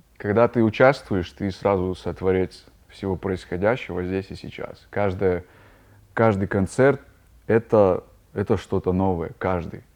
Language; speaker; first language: Russian; native; Russian